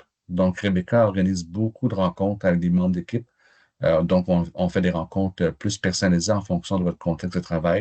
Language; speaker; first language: French; native; French